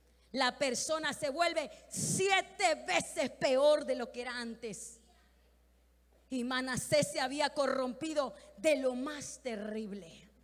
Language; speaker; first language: Spanish; native; Spanish